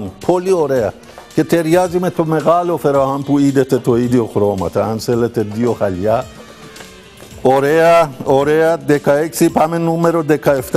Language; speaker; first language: Greek; non-native, fluent; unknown